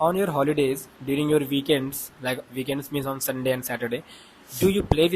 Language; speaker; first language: English; non-native, fluent; Hindi